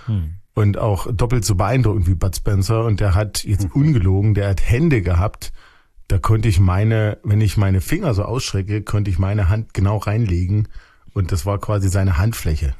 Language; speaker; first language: German; native; German